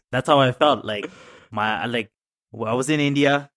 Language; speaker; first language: English; early bilingual, other home language; Tamil